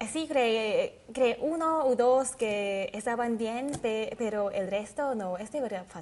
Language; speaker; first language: Spanish; non-native, learner; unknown